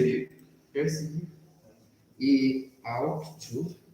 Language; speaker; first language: English; non-native, learner; Portuguese